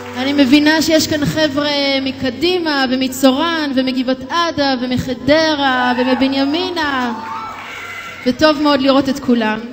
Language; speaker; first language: Hebrew; native; Hebrew